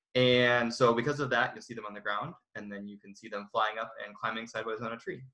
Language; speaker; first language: English; native; English